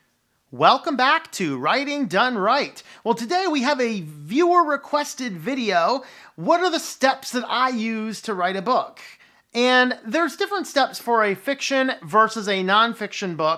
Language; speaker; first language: English; native; English